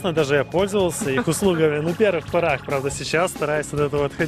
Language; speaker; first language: Russian; native; Russian